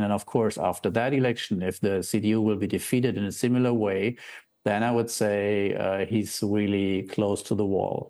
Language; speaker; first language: English; non-native, fluent; German